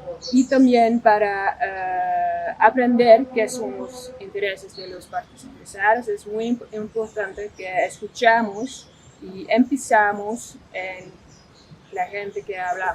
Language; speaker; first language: Spanish; non-native, fluent; Dutch